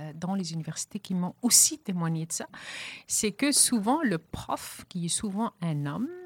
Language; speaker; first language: French; non-native, local second language; Arabic